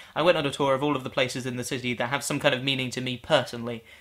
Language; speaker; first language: English; native; English